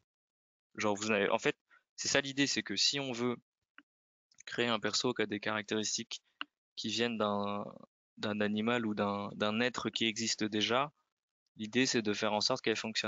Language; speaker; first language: French; native; French